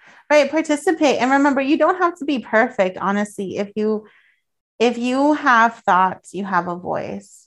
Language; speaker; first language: English; early bilingual, other home language; Spanish